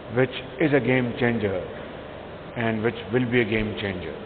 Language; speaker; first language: English; non-native, local second language; Urdu